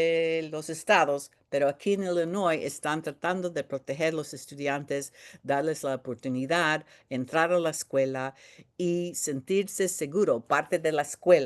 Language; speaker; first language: Spanish; early bilingual, heritage; Spanish